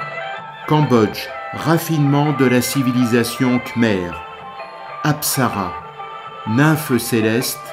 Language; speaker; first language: French; native; French